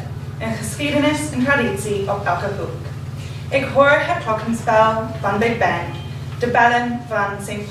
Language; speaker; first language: Dutch; non-native, learner; English